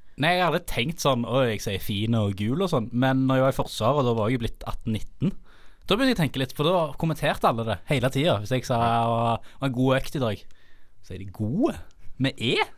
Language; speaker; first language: Norwegian; native; Norwegian